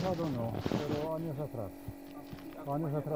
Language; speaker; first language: Spanish; non-native, learner; Slovenian